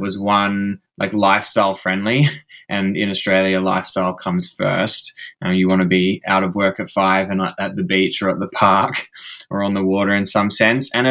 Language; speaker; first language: English; native; English